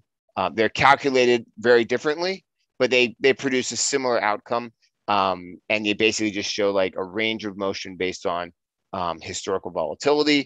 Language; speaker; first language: English; native; English